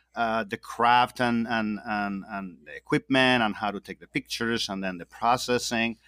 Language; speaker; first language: English; non-native, fluent; Spanish